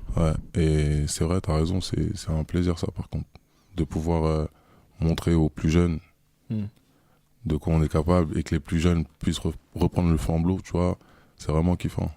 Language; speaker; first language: French; native; French